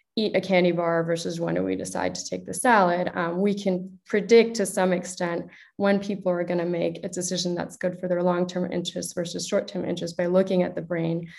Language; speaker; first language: English; native; English